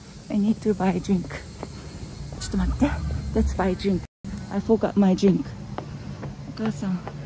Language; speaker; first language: English; non-native, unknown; Japanese